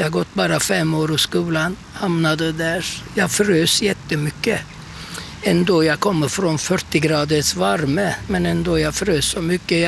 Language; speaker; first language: Swedish; non-native, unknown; Turkish